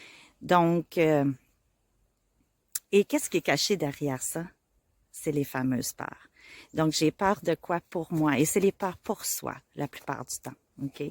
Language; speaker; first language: French; native; French